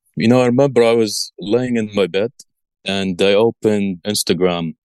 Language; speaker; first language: English; early bilingual, other home language; Arabic